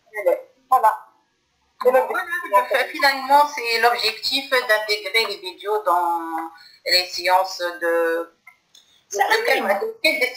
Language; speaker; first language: French; non-native, local second language; Arabic